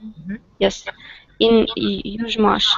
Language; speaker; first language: English; non-native, learner; Russian